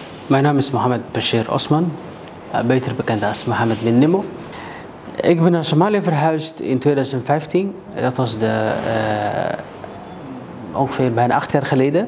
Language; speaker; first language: Dutch; early bilingual, other home language; Somali